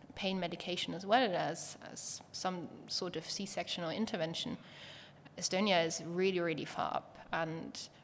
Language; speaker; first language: English; non-native, fluent; German